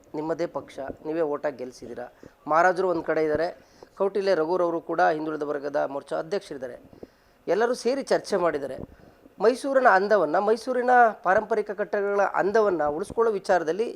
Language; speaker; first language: Kannada; native; Kannada